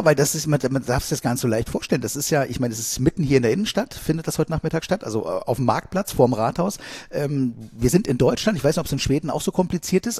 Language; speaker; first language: German; native; German